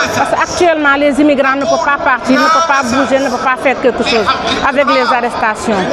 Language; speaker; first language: French; non-native, local second language; Wolof